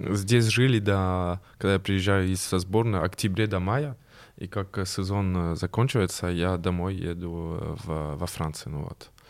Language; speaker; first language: Russian; non-native, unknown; French